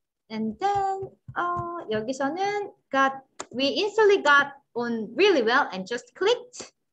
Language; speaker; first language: English; non-native, fluent; Korean